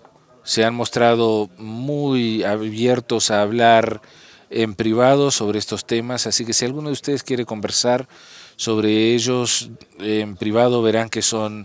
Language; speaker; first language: Spanish; non-native, fluent; English